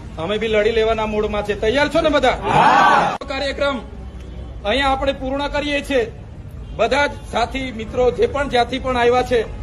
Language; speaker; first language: Gujarati; non-native, local second language; Vasavi